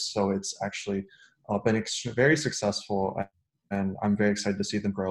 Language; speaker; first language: English; native; English